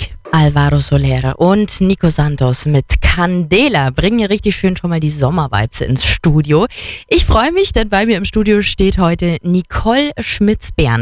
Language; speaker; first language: German; native; German